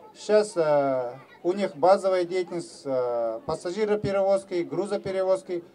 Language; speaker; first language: Russian; non-native, local second language; Kazakh